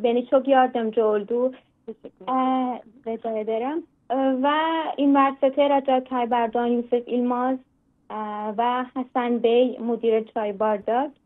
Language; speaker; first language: Turkish; non-native, learner; Persian